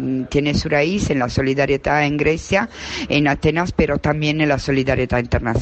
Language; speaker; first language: Spanish; non-native, fluent; Italian